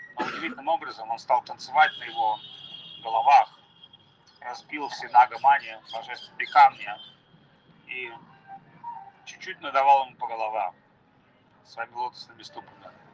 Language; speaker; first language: Russian; native; Russian